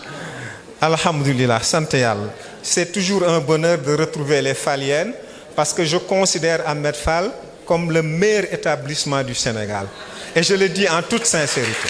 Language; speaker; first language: French; non-native, local second language; Wolof